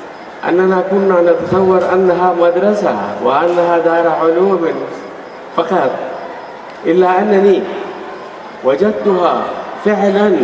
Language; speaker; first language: Arabic; non-native, fluent; Urdu